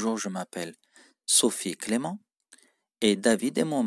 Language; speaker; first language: French; non-native, fluent; Turkish